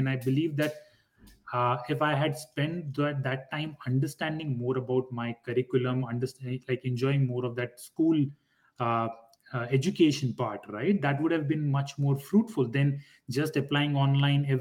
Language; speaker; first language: English; non-native, local second language; Hindi